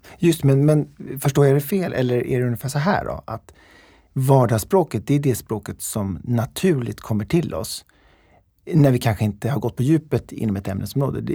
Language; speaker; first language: Swedish; native; Swedish